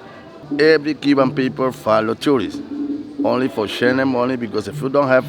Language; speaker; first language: English; non-native, learner; Spanish